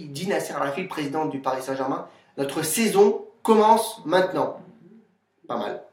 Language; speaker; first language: French; native; French